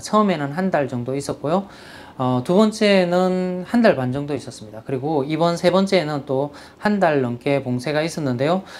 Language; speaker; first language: Korean; native; Korean